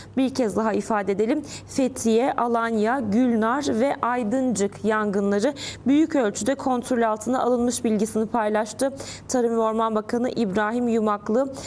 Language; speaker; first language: Turkish; early bilingual, heritage; Turkish